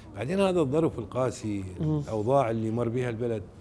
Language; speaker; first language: Arabic; native; Arabic